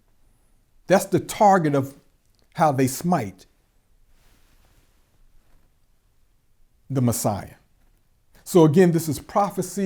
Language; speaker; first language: English; native; English